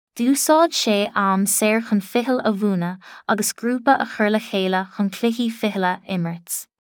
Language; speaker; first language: Irish; non-native, local second language; English